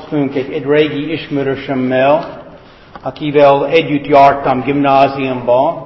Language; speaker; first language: Hungarian; non-native, fluent; English